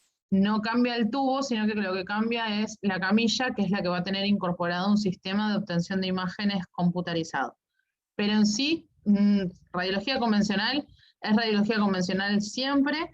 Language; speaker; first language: Spanish; native; Spanish